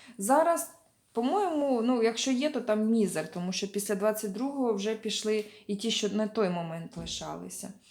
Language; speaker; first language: Ukrainian; non-native, local second language; Russian